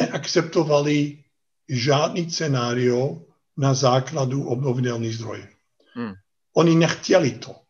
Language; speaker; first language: Czech; non-native, fluent; Dutch